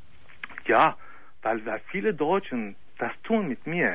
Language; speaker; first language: German; non-native, fluent; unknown